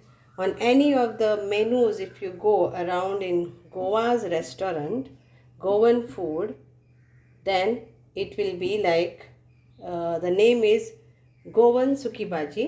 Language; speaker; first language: English; non-native, local second language; Konkani